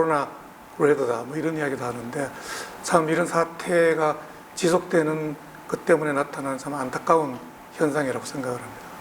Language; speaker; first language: Korean; native; Korean